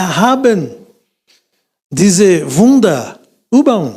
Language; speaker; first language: German; non-native, fluent; Portuguese